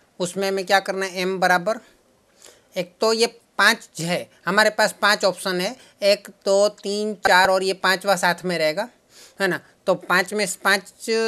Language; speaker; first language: Hindi; non-native, local second language; Gujarati